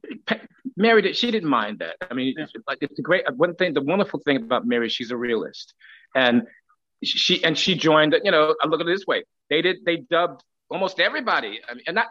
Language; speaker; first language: English; native; English